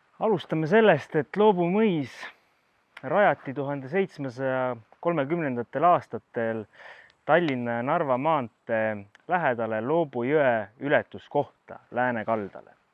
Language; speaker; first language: Estonian; native; Estonian